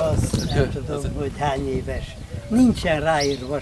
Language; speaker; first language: Hungarian; non-native, local second language; Romanian